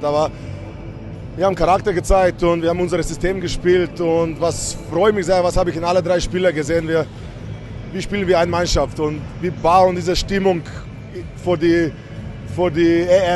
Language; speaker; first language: German; non-native, fluent; Slovenian